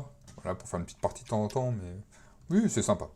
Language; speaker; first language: French; native; French